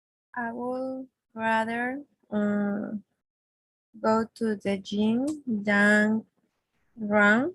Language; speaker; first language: English; non-native, learner; Spanish